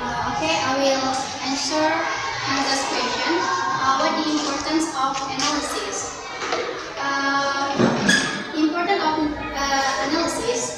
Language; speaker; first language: English; non-native, learner; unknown